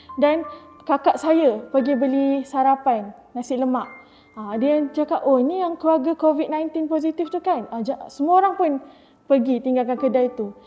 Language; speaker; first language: Malay; native; Malay